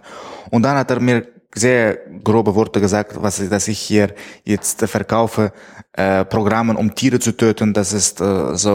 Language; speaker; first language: German; non-native, fluent; Tajik